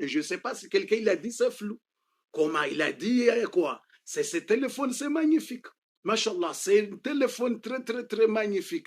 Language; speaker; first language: French; non-native, learner; Comorian